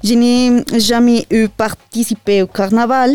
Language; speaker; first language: French; non-native, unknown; Spanish